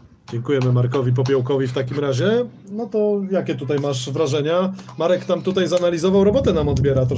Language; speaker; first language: Polish; native; Polish